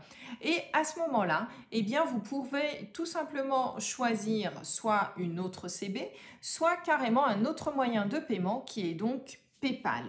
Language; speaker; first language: French; native; French